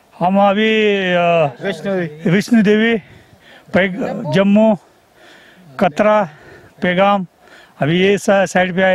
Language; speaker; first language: Hindi; non-native, local second language; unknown